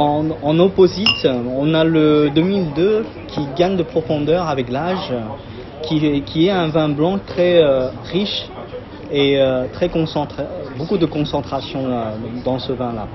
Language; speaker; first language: French; non-native, fluent; Cantonese